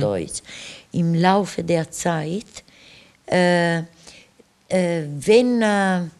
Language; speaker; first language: German; non-native, fluent; Italian